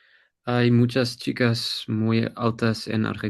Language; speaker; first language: Spanish; non-native, learner; English